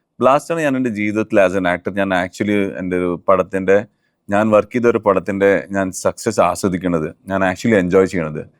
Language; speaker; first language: Malayalam; early bilingual, heritage; Malayalam